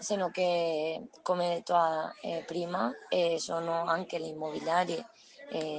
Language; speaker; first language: Italian; non-native, learner; Spanish